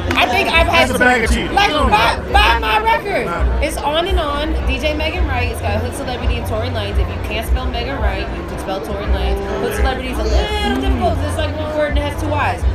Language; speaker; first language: English; native; English